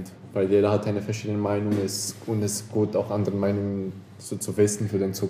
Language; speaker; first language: German; non-native, local second language; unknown